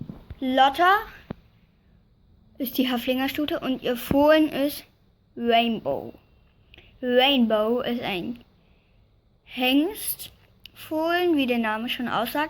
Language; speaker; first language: German; native; German